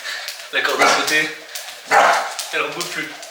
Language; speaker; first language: French; native; French